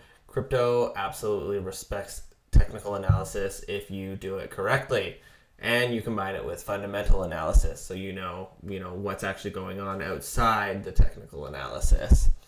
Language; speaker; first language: English; native; English